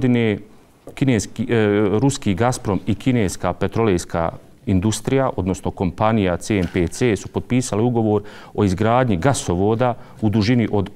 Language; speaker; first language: Serbian; native; Serbian